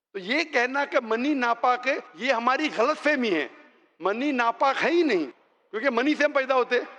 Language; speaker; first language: Urdu; non-native, local second language; Konkani